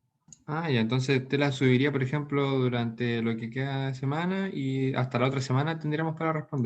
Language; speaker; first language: Spanish; native; Spanish